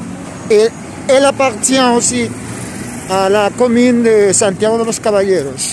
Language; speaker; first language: French; non-native, fluent; Spanish